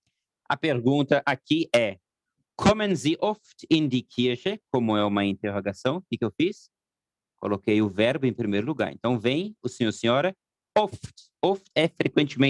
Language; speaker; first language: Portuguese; non-native, fluent; German